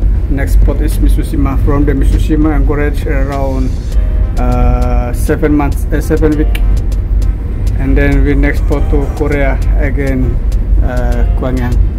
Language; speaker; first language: English; non-native, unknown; Indonesian